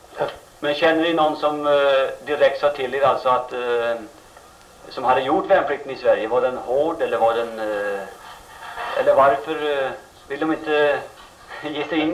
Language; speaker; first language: Swedish; native; Swedish